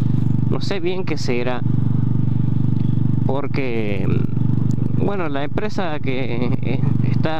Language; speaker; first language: Spanish; native; Spanish